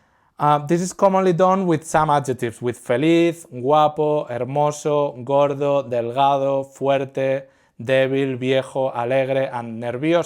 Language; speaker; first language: Spanish; non-native, fluent; English